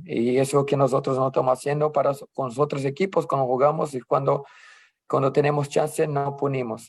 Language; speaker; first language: Spanish; non-native, fluent; Portuguese